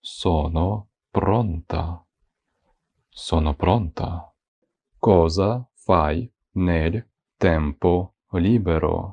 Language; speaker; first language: Italian; non-native, fluent; Ukrainian